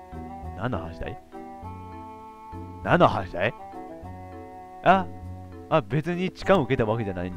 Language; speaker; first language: Japanese; native; Japanese